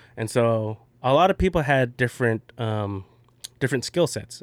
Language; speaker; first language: English; early bilingual, other home language; Filipino